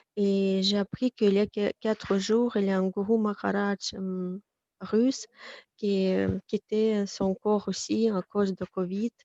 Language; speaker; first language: French; non-native, fluent; Russian